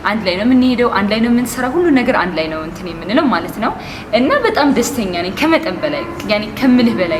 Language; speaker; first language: Amharic; early bilingual, heritage; Amharic